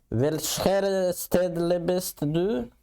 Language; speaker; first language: German; non-native, learner; Russian